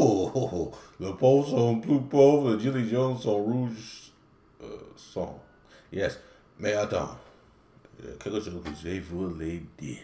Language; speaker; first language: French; non-native, learner; English